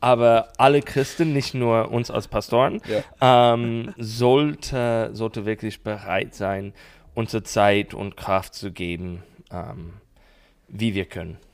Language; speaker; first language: German; non-native, learner; English